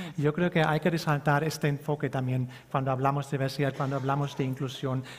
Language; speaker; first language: Spanish; early bilingual, heritage; Spanish